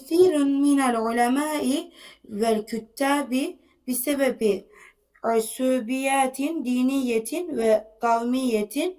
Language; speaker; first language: Arabic; non-native, learner; Turkish